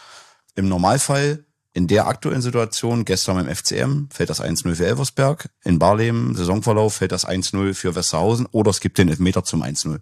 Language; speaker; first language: German; native; German